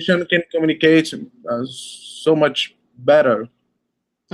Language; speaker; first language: English; non-native, learner; Portuguese